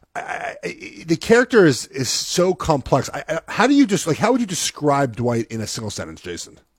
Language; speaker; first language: English; native; English